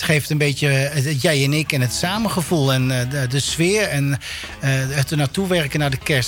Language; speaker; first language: Dutch; native; Dutch